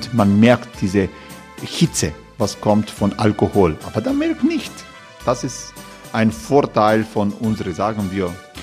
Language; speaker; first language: German; non-native, fluent; Croatian